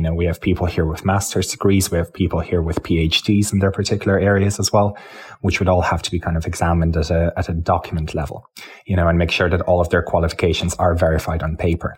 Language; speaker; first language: English; non-native, local second language; Lithuanian